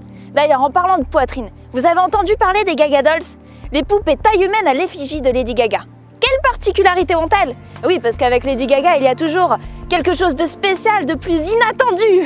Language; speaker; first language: French; native; French